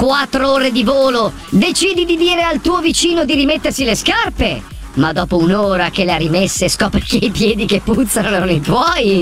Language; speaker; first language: Italian; native; Italian